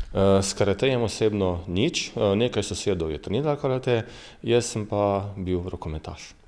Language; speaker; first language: Slovenian; native; Slovenian